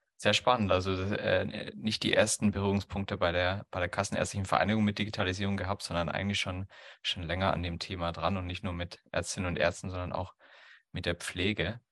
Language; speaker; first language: German; native; German